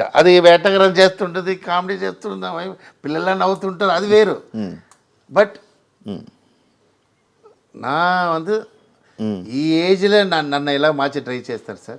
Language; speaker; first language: Telugu; non-native, learner; Tamil